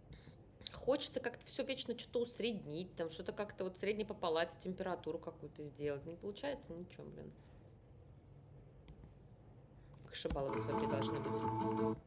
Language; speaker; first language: Russian; native; Russian